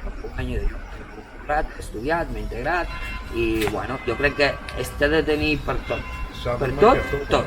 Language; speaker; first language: Catalan; non-native, fluent; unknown